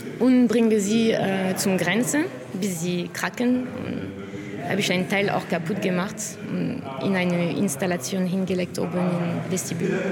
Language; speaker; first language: German; non-native, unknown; French